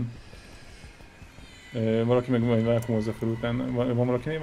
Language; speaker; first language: Hungarian; native; Hungarian